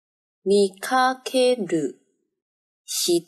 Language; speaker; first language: Japanese; non-native, learner; Chinese